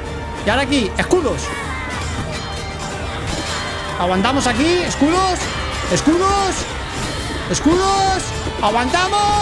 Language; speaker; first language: Spanish; native; Spanish